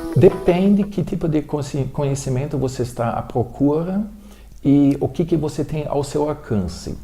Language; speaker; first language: Portuguese; non-native, fluent; German